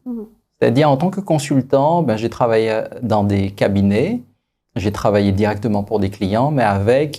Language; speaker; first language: French; native; French